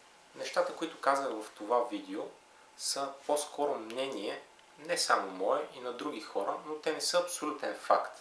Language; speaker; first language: Bulgarian; native; Bulgarian